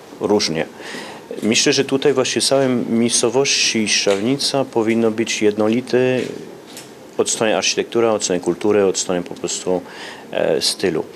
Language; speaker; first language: Polish; early bilingual, heritage; Polish